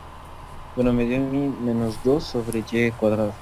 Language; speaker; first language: Spanish; native; Spanish